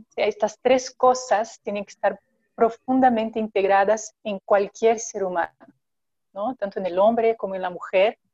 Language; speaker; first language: Spanish; non-native, fluent; Portuguese